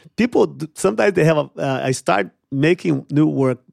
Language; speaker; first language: English; non-native, fluent; Portuguese